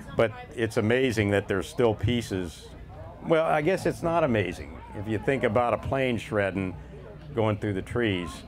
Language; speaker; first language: English; native; English